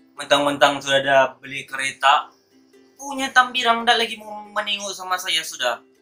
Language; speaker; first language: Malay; native; Malay